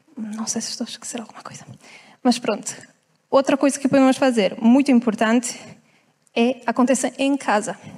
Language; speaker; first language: Portuguese; non-native, fluent; Italian